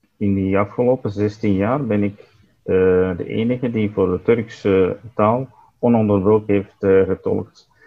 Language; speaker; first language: Dutch; non-native, fluent; Turkish